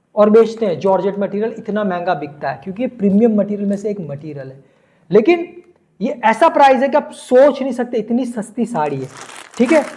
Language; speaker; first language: Hindi; non-native, local second language; Gujarati